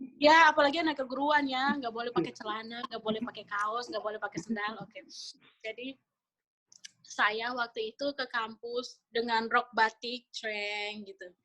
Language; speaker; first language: Indonesian; native; Indonesian